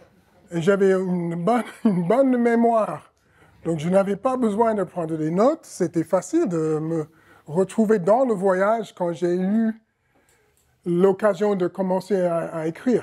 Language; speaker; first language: French; non-native, fluent; English